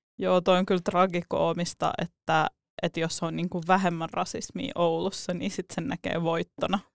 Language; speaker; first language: Finnish; early bilingual, other home language; Russian